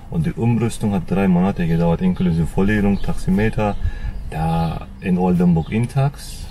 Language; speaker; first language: German; non-native, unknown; Turkish